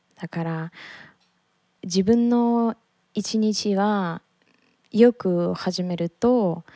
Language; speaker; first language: Japanese; non-native, learner; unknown